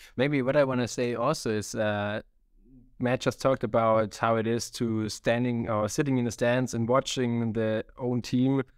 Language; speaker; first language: English; non-native, fluent; German